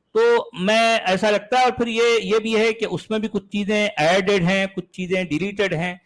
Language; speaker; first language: Urdu; native; Urdu